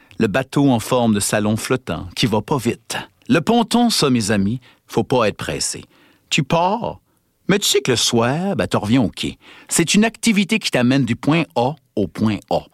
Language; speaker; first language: French; native; French